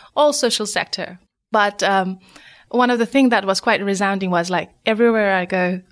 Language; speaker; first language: English; non-native, local second language; Nepali